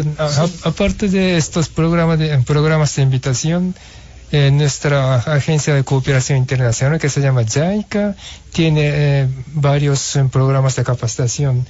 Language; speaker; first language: Spanish; non-native, fluent; Japanese